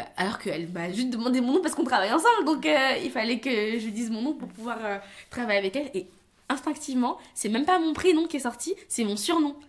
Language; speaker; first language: French; early bilingual, other home language; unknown